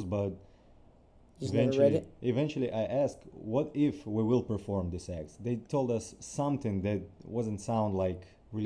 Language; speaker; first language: English; non-native, fluent; Ukrainian